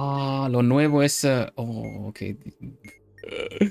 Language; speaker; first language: Spanish; non-native, learner; Dutch